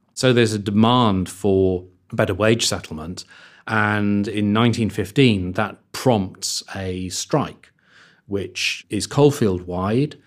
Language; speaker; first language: English; native; English